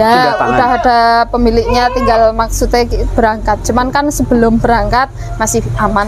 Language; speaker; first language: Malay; non-native, local second language; Javanese